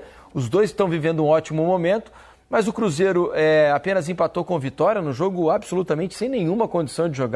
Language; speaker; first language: Portuguese; native; Portuguese